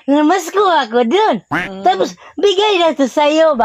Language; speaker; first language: Filipino; non-native, local second language; Cebuano